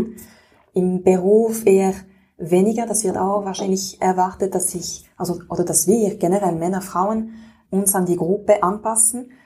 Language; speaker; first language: German; native; German